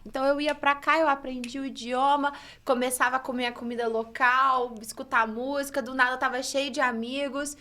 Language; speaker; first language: Portuguese; early bilingual, heritage; English